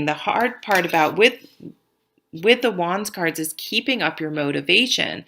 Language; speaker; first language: English; native; English